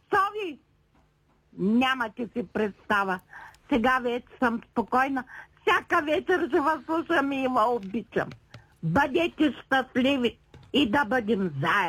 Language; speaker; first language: Bulgarian; native; Bulgarian